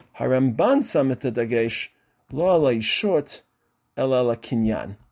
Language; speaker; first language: Hebrew; non-native, fluent; English